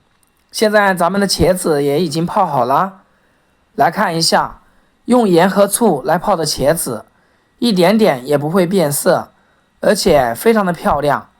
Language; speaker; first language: Chinese; native; Chinese